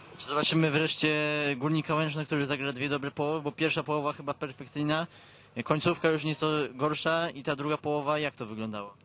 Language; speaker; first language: Polish; native; Polish